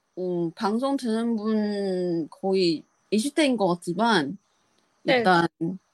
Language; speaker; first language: Korean; non-native, learner; Chinese